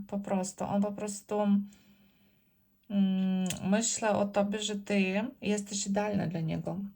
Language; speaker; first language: Polish; non-native, learner; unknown